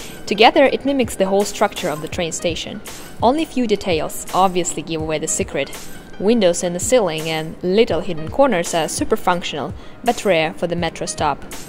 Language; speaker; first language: English; non-native, fluent; Russian